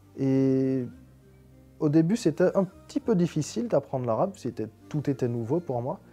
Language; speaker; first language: French; native; French